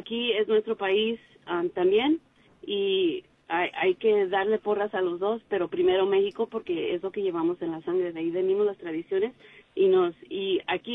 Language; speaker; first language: Spanish; early bilingual, heritage; Spanish